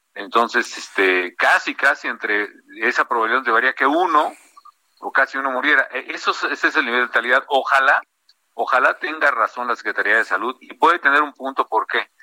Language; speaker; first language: Spanish; native; Spanish